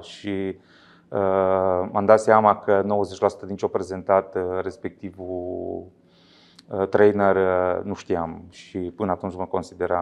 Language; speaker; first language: Romanian; native; Romanian